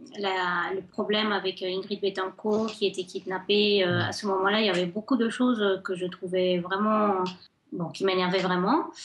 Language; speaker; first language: French; non-native, fluent; Spanish